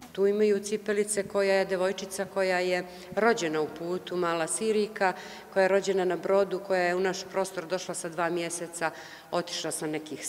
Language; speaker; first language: Serbian; native; Serbian